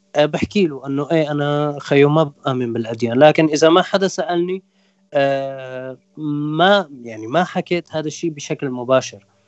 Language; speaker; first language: Arabic; non-native, local second language; Kurdish